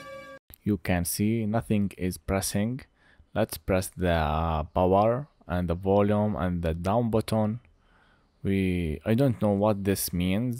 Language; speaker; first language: English; non-native, fluent; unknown